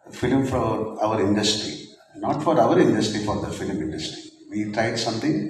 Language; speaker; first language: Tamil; non-native, learner; Malayalam